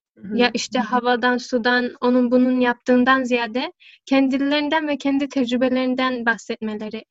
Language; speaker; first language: Turkish; early bilingual, heritage; Turkish